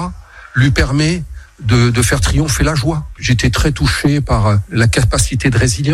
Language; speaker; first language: French; native; French